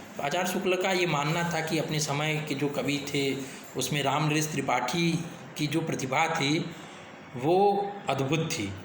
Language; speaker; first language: Hindi; native; Hindi